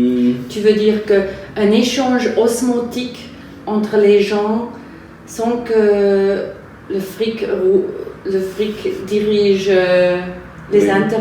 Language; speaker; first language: French; non-native, fluent; German